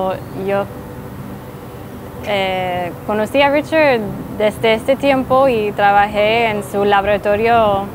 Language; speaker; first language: Spanish; non-native, fluent; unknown